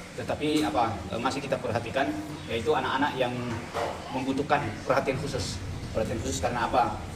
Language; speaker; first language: Indonesian; non-native, local second language; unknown